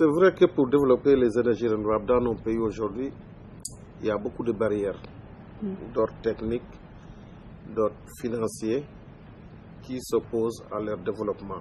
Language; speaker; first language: French; non-native, local second language; Wolof